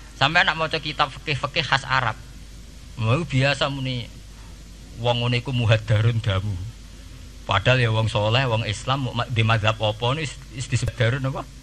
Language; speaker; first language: Indonesian; non-native, local second language; Javanese